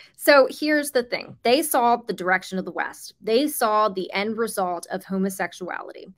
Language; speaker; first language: English; native; English